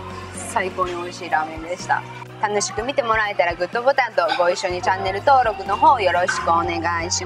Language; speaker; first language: Japanese; native; Japanese